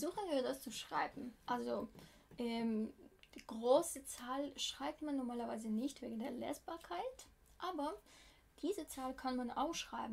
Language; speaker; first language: German; non-native, fluent; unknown